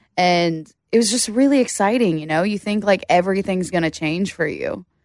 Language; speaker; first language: English; native; English